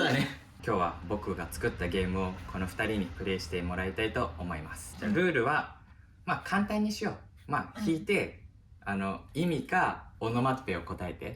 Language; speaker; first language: Japanese; native; Japanese